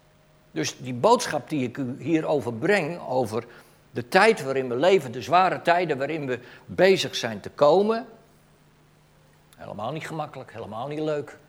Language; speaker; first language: Dutch; native; Dutch